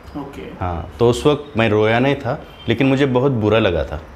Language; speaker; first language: Hindi; non-native, local second language; Marathi